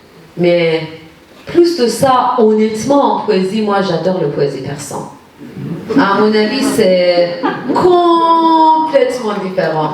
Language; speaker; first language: French; non-native, fluent; Persian